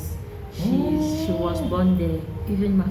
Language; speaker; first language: English; non-native, learner; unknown